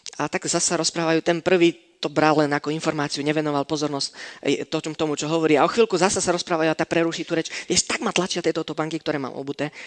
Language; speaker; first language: Slovak; non-native, fluent; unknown